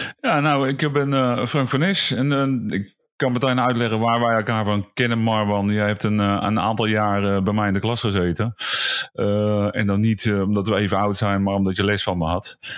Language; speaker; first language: Dutch; native; Dutch